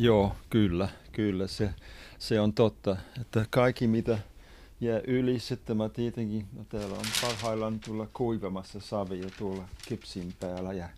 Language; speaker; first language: Finnish; non-native, fluent; English